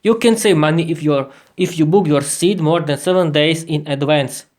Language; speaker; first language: English; non-native, learner; Slovak